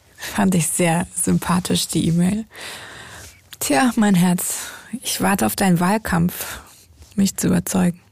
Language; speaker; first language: German; native; German